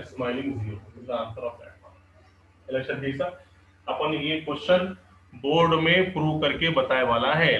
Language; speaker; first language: Hindi; non-native, local second language; Marathi